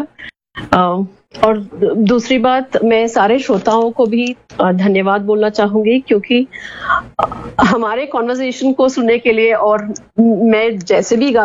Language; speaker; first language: Hindi; non-native, local second language; Kannada